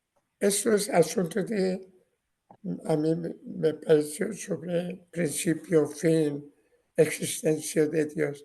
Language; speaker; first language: Spanish; non-native, learner; Persian